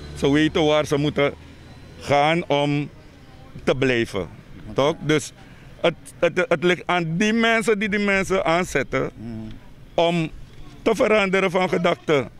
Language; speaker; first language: Dutch; native; Dutch